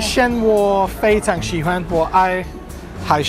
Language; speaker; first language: Chinese; non-native, fluent; English